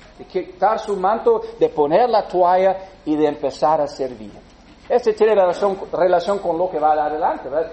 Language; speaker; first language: Spanish; non-native, fluent; English